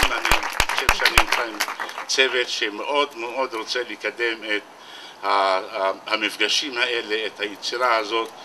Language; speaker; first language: Hebrew; non-native, local second language; Arabic